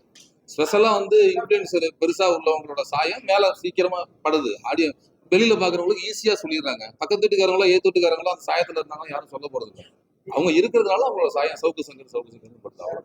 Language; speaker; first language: Tamil; native; Tamil